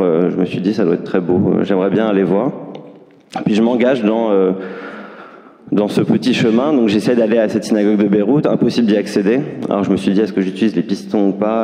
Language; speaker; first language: French; native; French